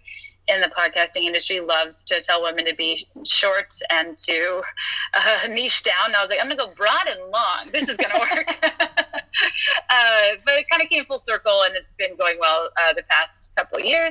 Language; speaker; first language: English; native; English